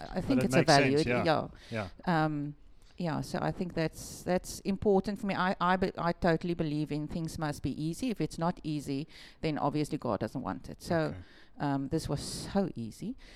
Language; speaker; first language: English; non-native, local second language; Afrikaans